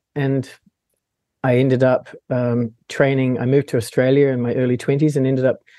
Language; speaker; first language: English; native; English